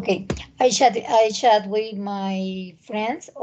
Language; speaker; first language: English; non-native, learner; Spanish